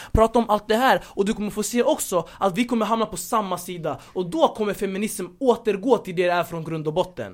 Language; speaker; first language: Swedish; early bilingual, other home language; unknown